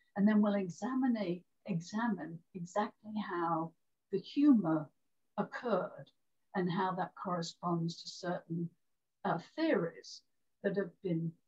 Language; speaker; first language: English; native; English